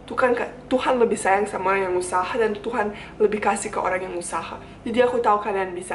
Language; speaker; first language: Indonesian; non-native, fluent; Bosnian